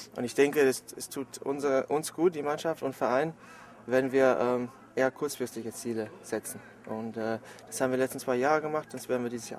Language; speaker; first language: German; non-native, fluent; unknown